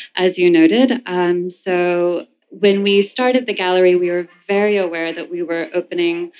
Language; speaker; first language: English; native; English